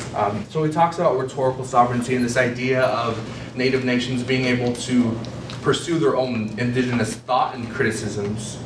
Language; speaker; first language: English; native; English